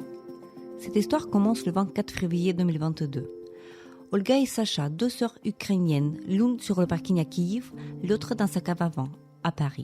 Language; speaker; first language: French; non-native, fluent; Ukrainian